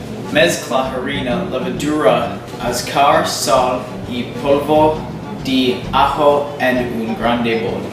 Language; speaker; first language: Spanish; non-native, learner; English